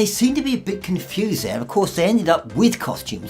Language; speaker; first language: English; native; English